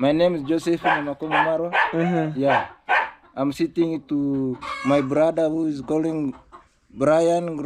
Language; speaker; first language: English; non-native, learner; Swahili